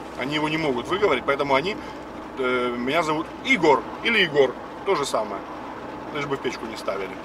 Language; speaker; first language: Russian; native; Russian